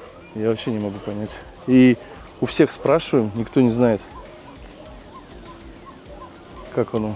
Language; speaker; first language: Russian; native; Russian